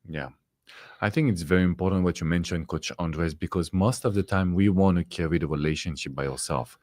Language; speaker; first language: English; non-native, fluent; French